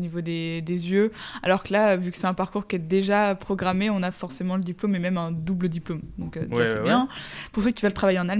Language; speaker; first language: French; native; French